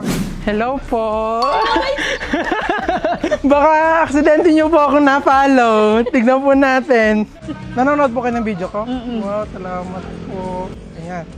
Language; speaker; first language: Filipino; native; Filipino